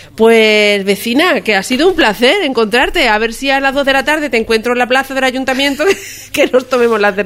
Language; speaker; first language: Spanish; native; Spanish